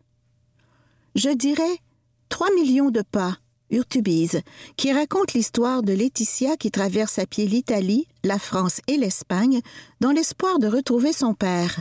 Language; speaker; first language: French; native; French